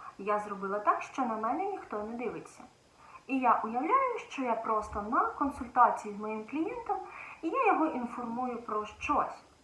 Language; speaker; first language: Ukrainian; native; Ukrainian